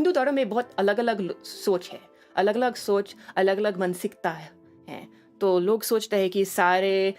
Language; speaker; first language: Hindi; non-native, learner; English